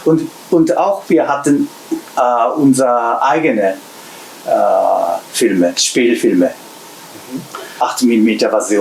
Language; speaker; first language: German; non-native, learner; Japanese